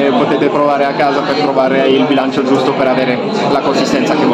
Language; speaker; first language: Italian; non-native, fluent; French